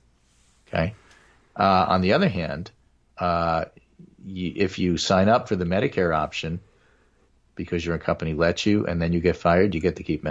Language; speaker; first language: English; native; English